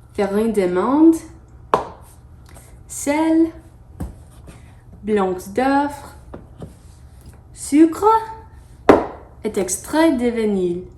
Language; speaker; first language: French; non-native, learner; English